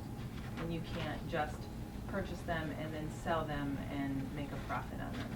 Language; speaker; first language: English; native; English